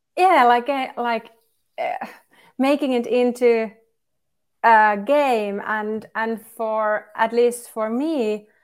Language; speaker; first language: English; non-native, fluent; Finnish